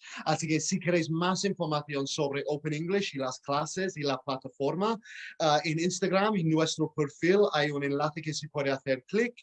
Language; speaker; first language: Spanish; non-native, fluent; English